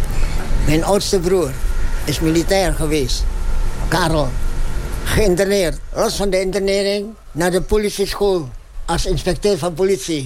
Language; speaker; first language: Dutch; non-native, local second language; Indonesian